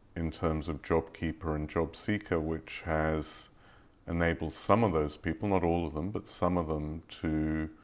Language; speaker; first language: English; native; English